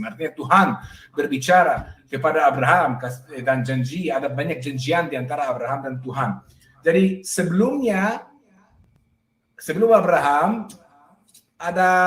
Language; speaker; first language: Indonesian; non-native, fluent; Hebrew